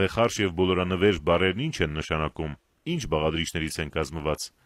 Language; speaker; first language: Armenian; native; Armenian